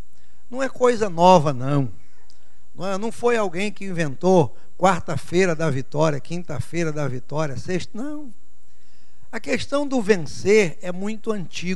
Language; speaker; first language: Portuguese; native; Portuguese